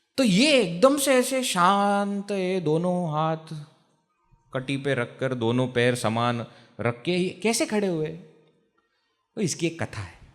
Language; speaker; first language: Hindi; non-native, local second language; Marathi